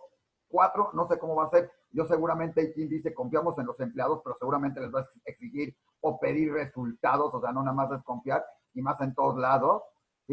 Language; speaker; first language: Spanish; native; Spanish